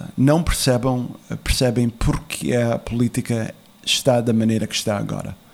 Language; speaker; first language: Portuguese; early bilingual, heritage; Portuguese